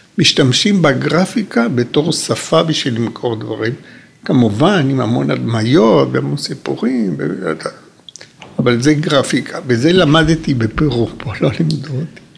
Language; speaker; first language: Hebrew; non-native, fluent; Spanish